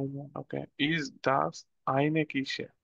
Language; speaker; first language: German; non-native, learner; Bangla